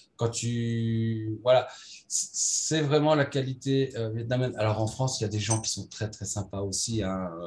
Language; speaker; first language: French; native; French